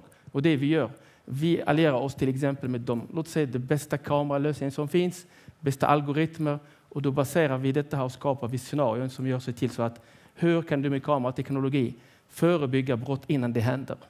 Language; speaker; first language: Swedish; non-native, fluent; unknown